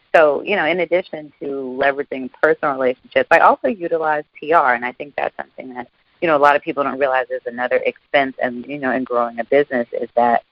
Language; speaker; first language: English; native; English